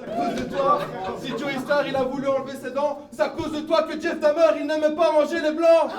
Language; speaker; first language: French; native; French